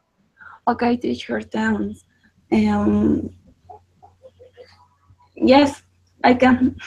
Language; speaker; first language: English; non-native, learner; Spanish